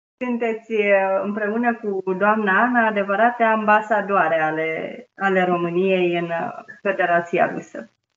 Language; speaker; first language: Romanian; native; Romanian